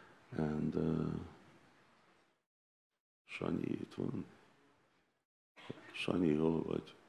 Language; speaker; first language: Hungarian; non-native, learner; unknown